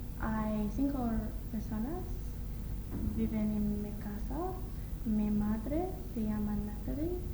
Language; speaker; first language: Spanish; non-native, learner; English